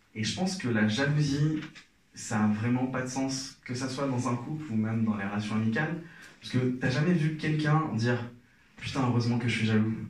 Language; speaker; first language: French; non-native, local second language; Arabic